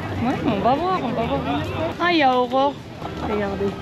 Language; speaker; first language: French; non-native, fluent; Spanish